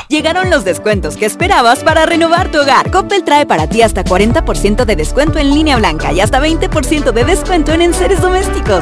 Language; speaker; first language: Spanish; native; Spanish